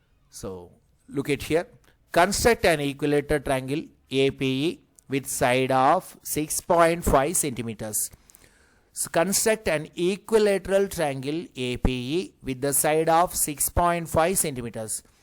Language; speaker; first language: English; non-native, local second language; Telugu